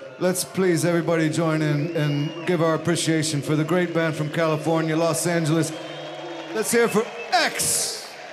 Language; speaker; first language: English; native; English